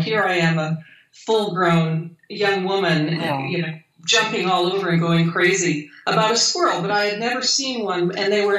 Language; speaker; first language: English; native; English